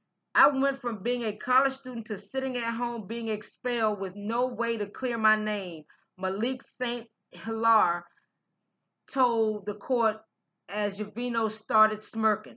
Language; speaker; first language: English; native; English